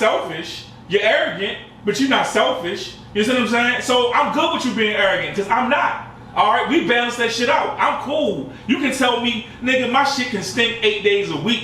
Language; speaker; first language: English; native; English